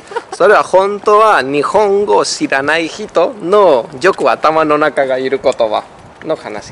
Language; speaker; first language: Japanese; non-native, fluent; Spanish